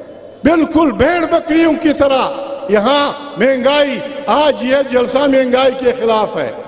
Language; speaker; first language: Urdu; non-native, local second language; Pashto